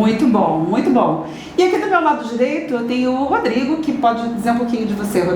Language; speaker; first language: Portuguese; native; Portuguese